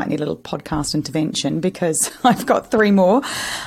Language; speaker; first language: English; native; English